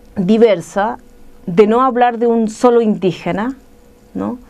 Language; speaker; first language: Spanish; native; Spanish